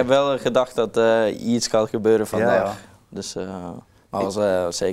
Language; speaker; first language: Dutch; non-native, learner; Norwegian